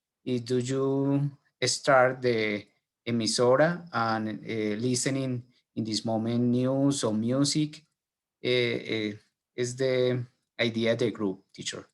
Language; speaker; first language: English; non-native, learner; Spanish